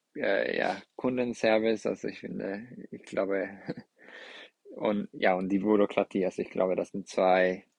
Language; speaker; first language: German; non-native, fluent; Spanish